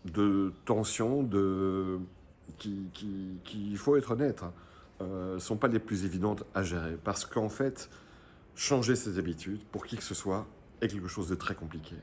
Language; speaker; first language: French; native; French